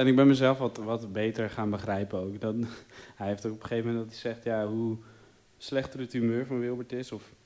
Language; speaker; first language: Dutch; native; Dutch